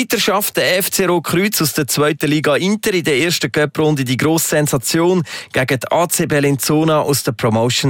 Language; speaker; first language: German; native; German